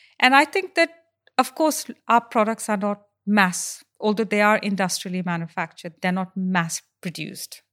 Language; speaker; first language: English; non-native, local second language; Hindi